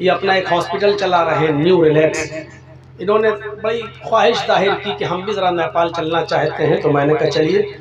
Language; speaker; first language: Urdu; native; Urdu